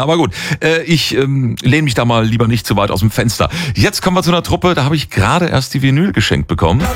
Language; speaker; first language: German; native; German